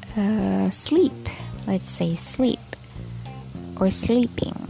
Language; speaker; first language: English; non-native, local second language; Cebuano